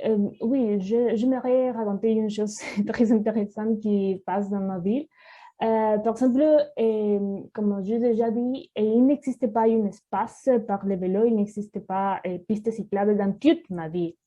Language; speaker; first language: French; non-native, learner; Spanish